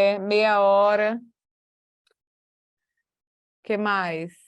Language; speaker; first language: Portuguese; native; Portuguese